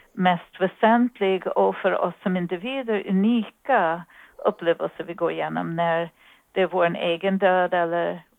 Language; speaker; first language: Swedish; non-native, fluent; English